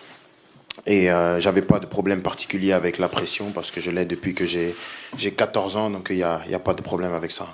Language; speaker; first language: French; native; French